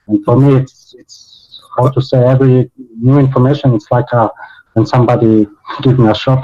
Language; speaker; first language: English; non-native, learner; Bosnian